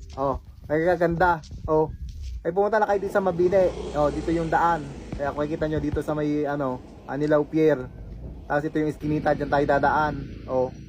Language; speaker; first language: Filipino; native; Filipino